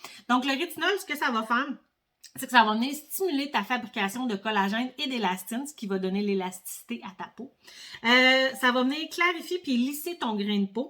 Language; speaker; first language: French; native; French